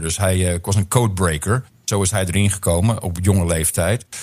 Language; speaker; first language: Dutch; early bilingual, heritage; Dutch